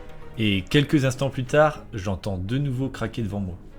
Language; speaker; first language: French; native; French